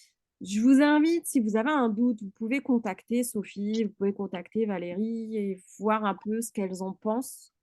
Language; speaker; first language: French; native; French